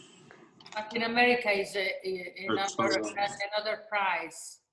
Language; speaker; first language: English; non-native, learner; Italian